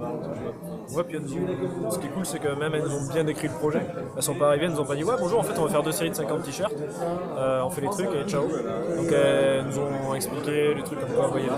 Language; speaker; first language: French; native; French